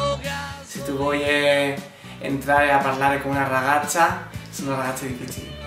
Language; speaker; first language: Italian; non-native, learner; Spanish